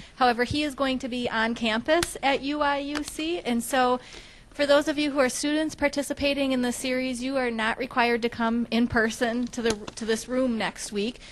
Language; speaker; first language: English; native; English